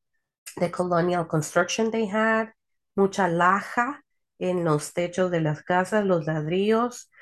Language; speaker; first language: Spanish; early bilingual, heritage; Spanish